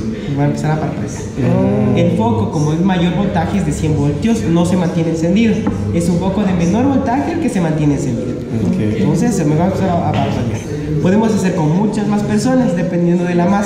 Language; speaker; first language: Spanish; native; Spanish